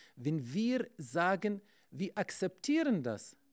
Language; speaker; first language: German; non-native, fluent; Arabic